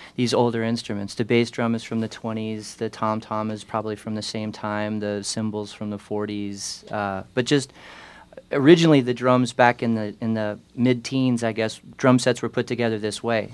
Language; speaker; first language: English; native; English